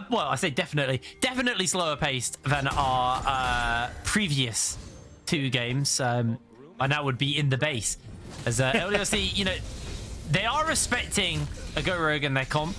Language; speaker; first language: English; native; English